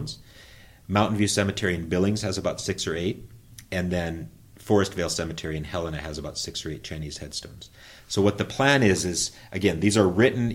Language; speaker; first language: English; native; English